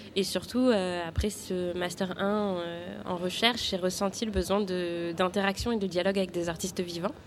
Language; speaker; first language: French; native; French